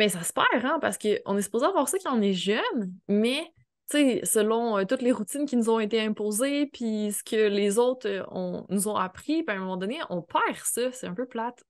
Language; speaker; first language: French; native; French